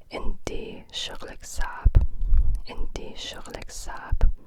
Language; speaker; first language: Arabic; non-native, learner; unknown